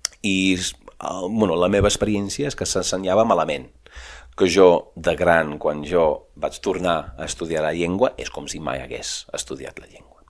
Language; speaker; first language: Catalan; non-native, fluent; English